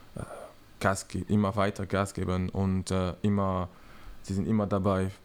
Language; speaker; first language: German; non-native, learner; French